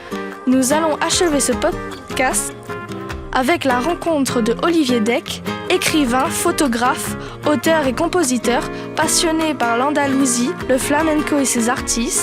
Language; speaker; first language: French; native; French